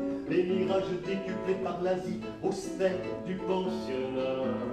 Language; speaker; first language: French; native; French